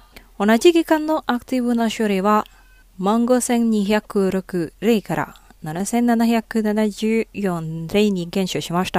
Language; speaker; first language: Japanese; non-native, fluent; Indonesian